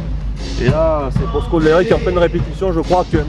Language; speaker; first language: French; native; French